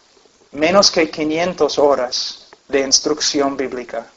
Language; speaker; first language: Spanish; non-native, fluent; English